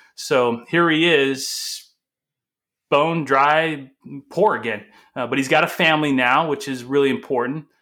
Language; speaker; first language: English; early bilingual, other home language; Portuguese